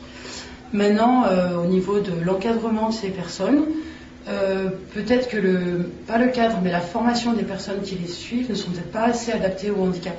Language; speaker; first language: French; native; French